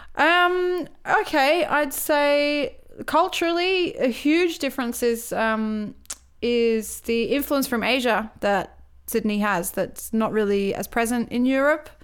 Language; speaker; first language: English; native; English